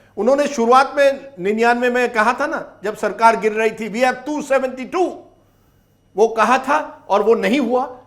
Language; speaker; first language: Hindi; native; Hindi